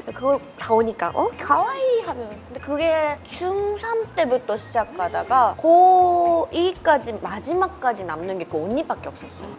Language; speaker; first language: Korean; non-native, fluent; Japanese